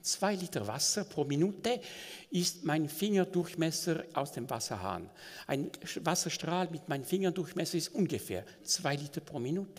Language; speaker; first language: German; non-native, local second language; French